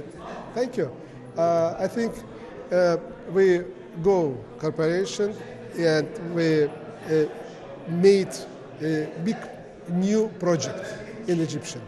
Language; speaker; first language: English; non-native, learner; Azerbaijani